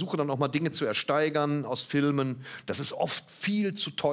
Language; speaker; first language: German; native; German